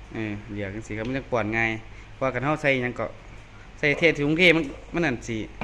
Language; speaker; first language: Thai; native; Thai